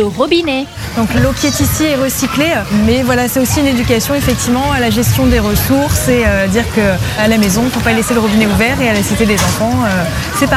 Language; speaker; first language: French; native; French